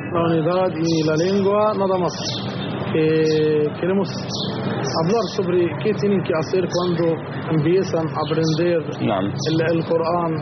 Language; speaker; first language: Spanish; non-native, learner; Arabic